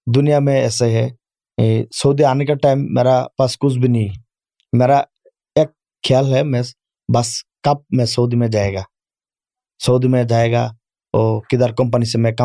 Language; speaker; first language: Urdu; non-native, learner; Bangla